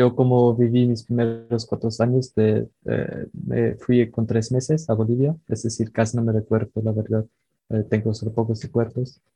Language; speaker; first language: Spanish; early bilingual, heritage; Spanish